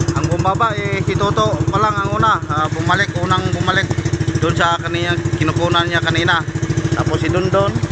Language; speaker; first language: Filipino; non-native, local second language; Cebuano